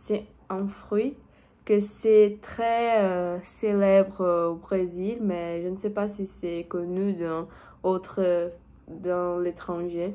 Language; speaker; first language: French; non-native, learner; Portuguese